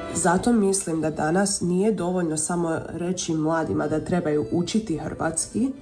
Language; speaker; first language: Serbian; early bilingual, heritage; Croatian